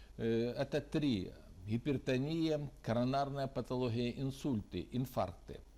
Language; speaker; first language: Russian; native; Russian